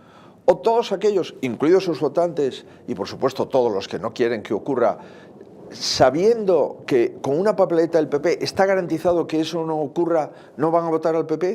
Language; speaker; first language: Spanish; native; Spanish